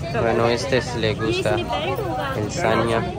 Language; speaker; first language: Spanish; non-native, learner; Urdu